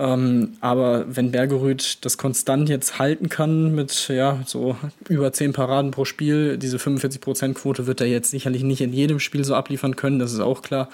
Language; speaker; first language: German; native; German